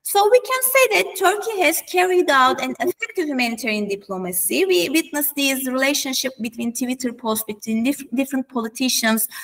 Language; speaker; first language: English; non-native, fluent; Turkish